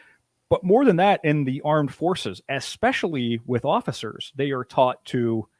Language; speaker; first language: English; native; English